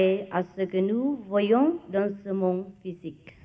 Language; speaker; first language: French; non-native, fluent; Vietnamese